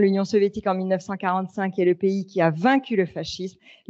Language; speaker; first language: French; native; French